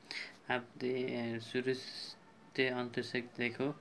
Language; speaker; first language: Hindi; non-native, learner; Nepali